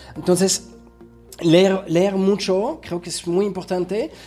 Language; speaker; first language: Spanish; non-native, fluent; French